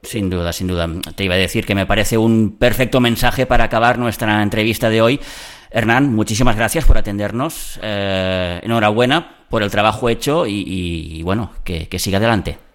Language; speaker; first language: Spanish; non-native, local second language; Catalan